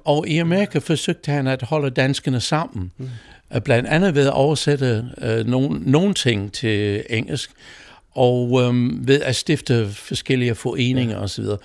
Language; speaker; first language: Danish; non-native, fluent; English